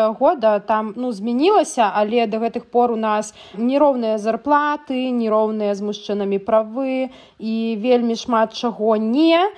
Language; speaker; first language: Belarusian; non-native, local second language; Russian